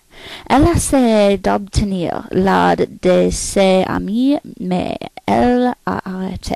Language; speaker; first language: French; non-native, learner; English